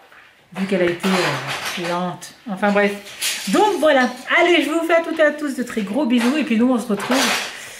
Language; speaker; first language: French; native; French